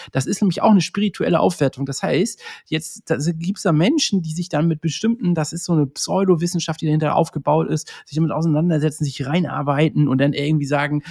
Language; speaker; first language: German; native; German